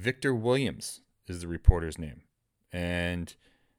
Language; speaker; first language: English; native; English